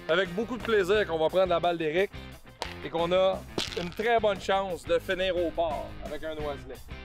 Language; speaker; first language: French; native; French